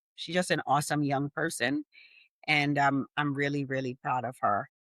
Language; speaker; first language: English; native; English